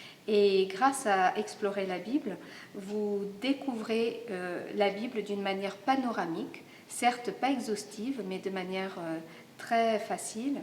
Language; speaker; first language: French; native; French